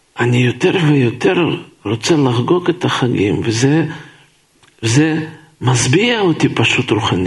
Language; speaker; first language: Hebrew; non-native, fluent; Russian